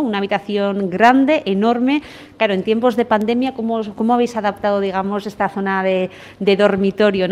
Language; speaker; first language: Spanish; native; Spanish